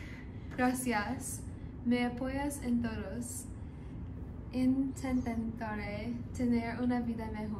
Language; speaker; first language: Spanish; non-native, learner; English